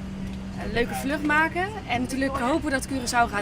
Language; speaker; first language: Dutch; native; Dutch